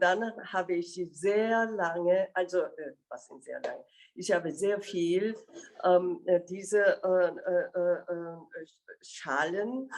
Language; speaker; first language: German; non-native, fluent; Korean